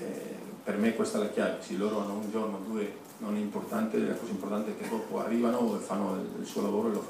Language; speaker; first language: Italian; non-native, fluent; Spanish